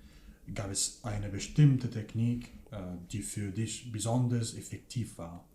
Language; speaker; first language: German; non-native, fluent; Kurdish